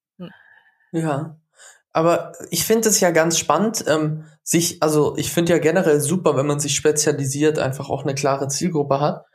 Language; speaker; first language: German; native; German